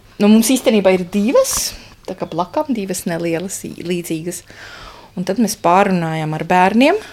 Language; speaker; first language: Latvian; non-native, fluent; Estonian